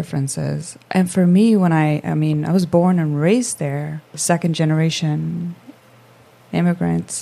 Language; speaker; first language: English; non-native, fluent; Swedish